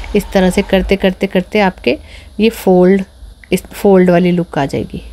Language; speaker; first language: Hindi; native; Hindi